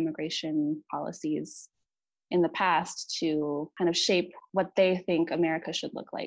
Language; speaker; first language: English; native; English